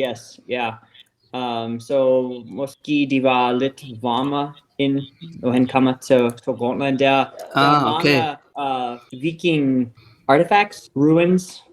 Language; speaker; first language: Danish; non-native, learner; English